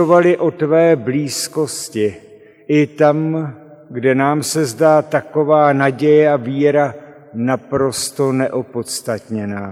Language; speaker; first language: Czech; native; Czech